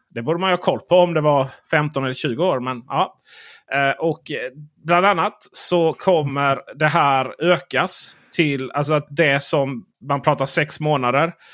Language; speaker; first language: Swedish; native; Swedish